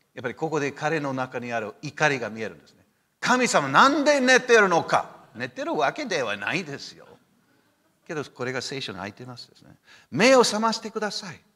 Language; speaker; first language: Japanese; non-native, fluent; English